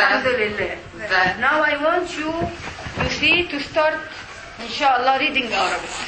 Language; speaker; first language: English; non-native, fluent; Arabic